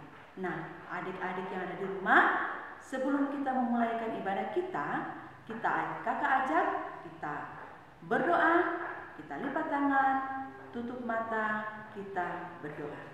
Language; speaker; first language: Indonesian; native; Indonesian